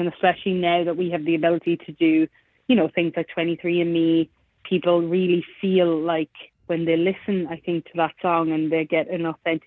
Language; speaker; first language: English; native; English